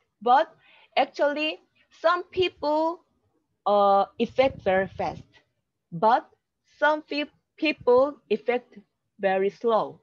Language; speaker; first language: English; non-native, learner; Korean